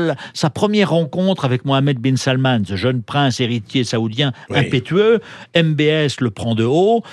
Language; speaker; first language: French; native; French